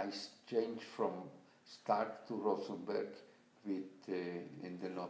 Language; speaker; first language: English; non-native, learner; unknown